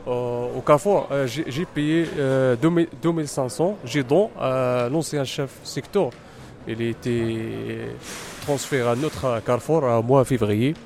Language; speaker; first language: French; non-native, learner; Arabic